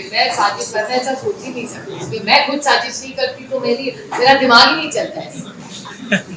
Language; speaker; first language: Hindi; non-native, local second language; Marathi